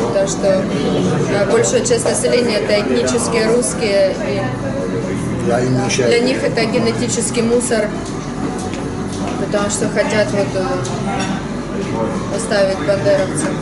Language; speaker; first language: Russian; native; Russian